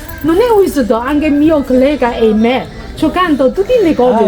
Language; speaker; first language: Italian; non-native, learner; Chinese